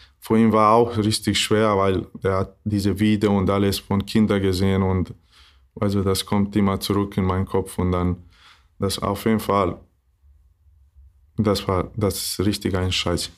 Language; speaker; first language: German; non-native, learner; Bosnian